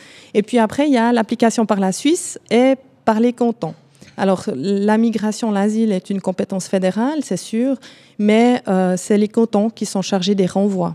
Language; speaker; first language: French; native; French